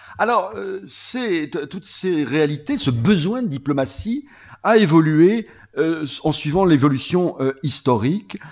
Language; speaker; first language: French; native; French